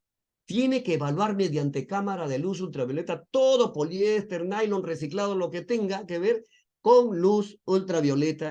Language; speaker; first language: Spanish; native; Spanish